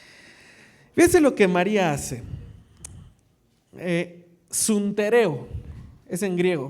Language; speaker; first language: Spanish; native; Spanish